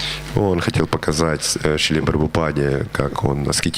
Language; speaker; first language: Russian; native; Russian